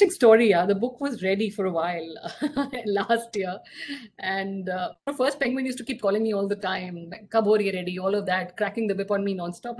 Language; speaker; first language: English; non-native, local second language; Hindi